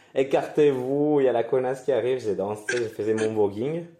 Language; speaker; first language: French; non-native, fluent; Spanish